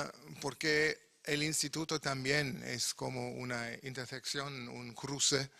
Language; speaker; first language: Spanish; non-native, fluent; German